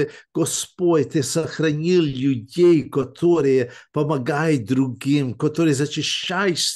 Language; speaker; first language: Russian; early bilingual, heritage; English